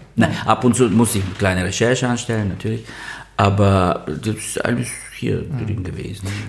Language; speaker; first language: German; non-native, fluent; Bulgarian